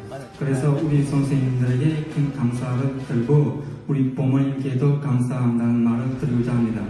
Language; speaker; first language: Korean; non-native, fluent; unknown